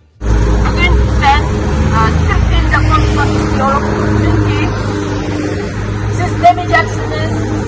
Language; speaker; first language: Turkish; non-native, learner; Turkmen